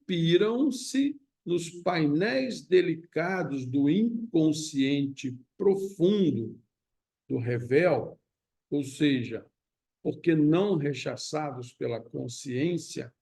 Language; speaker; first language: Portuguese; native; Portuguese